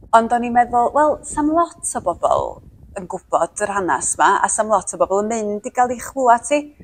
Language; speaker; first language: Welsh; native; Welsh